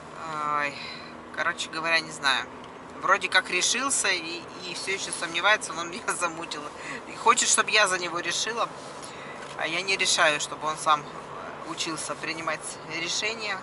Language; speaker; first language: Russian; native; Russian